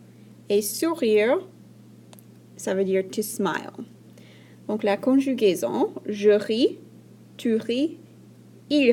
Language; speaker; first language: French; non-native, fluent; English